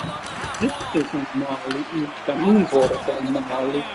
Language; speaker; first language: Finnish; non-native, learner; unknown